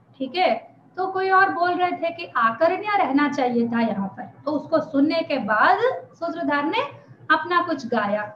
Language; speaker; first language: Hindi; non-native, local second language; Telugu